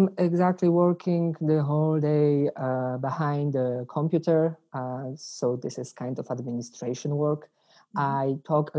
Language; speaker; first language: English; non-native, fluent; Polish